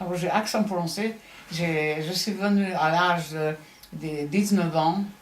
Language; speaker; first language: French; non-native, fluent; Hungarian